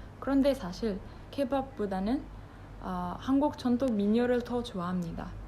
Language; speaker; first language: Korean; non-native, fluent; Arabic